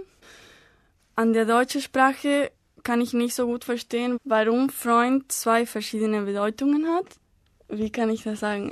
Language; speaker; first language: German; non-native, learner; Spanish